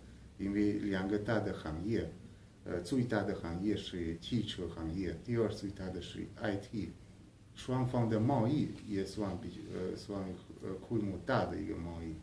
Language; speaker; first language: Chinese; non-native, fluent; Hungarian